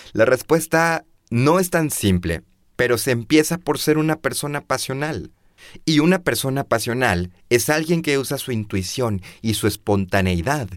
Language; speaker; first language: Spanish; native; Spanish